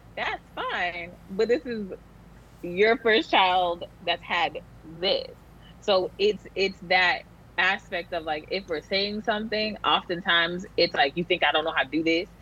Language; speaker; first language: English; native; English